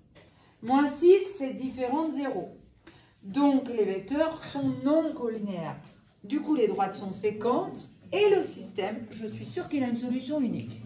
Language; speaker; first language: French; native; French